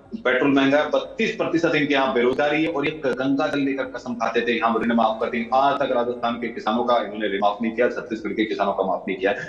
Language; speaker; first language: Hindi; native; Hindi